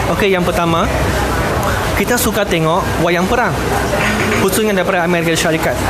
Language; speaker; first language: Malay; non-native, local second language; Chinese